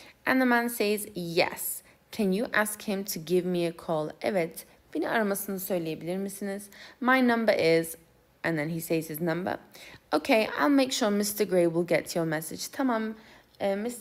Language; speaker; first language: English; non-native, fluent; Turkish